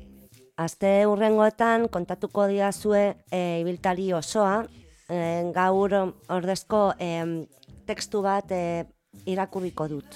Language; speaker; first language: Basque; non-native, local second language; Spanish